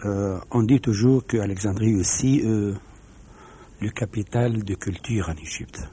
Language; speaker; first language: French; non-native, learner; Arabic